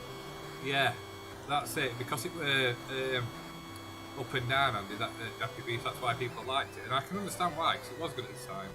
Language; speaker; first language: English; native; English